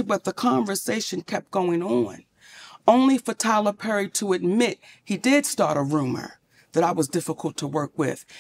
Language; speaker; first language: English; native; English